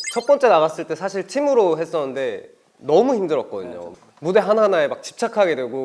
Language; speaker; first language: Korean; native; Korean